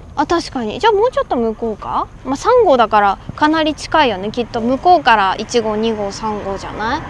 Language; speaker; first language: Japanese; native; Japanese